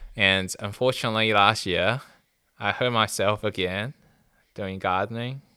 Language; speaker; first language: English; non-native, fluent; Chinese